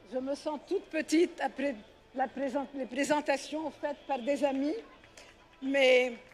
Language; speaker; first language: French; non-native, local second language; Arabic